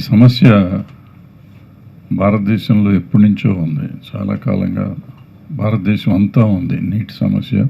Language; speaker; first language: Telugu; native; Telugu